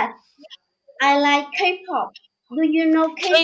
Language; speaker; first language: English; non-native, learner; Vietnamese